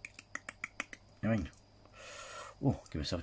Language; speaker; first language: English; native; English